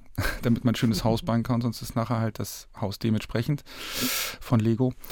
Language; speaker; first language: German; native; German